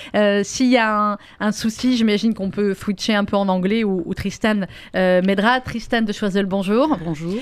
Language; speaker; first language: French; native; French